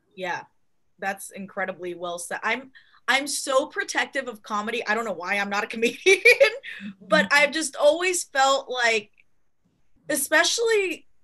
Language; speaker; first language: English; early bilingual, other home language; Spanish